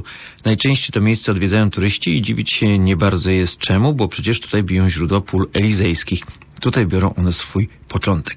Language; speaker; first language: Polish; native; Polish